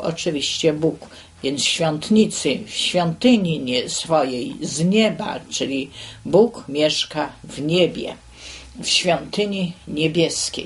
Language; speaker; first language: Polish; native; Polish